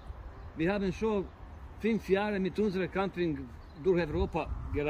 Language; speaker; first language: German; non-native, learner; Bosnian